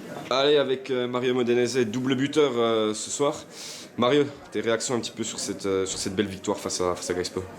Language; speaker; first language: French; native; French